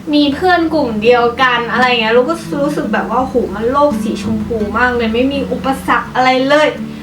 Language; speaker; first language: Thai; native; Thai